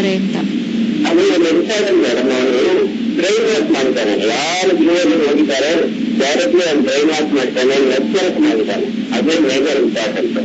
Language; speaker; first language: Kannada; non-native, local second language; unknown